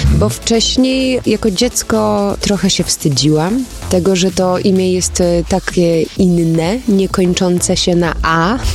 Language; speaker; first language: Polish; early bilingual, heritage; Polish